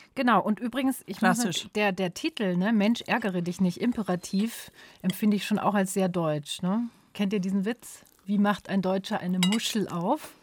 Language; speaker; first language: German; native; German